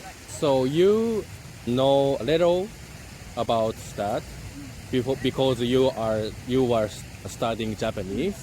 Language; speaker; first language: English; non-native, learner; Japanese